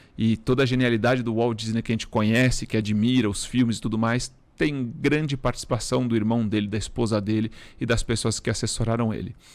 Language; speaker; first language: Portuguese; early bilingual, other home language; Spanish